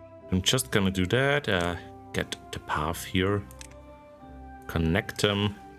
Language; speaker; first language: English; non-native, fluent; German